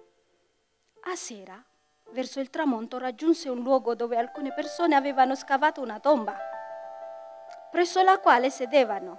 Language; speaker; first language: Italian; non-native, fluent; Tigrinya